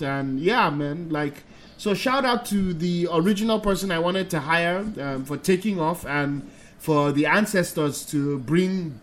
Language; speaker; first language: English; non-native, local second language; Hausa